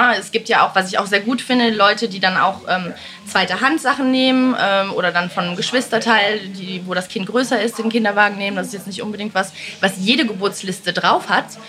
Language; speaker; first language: German; early bilingual, other home language; Italian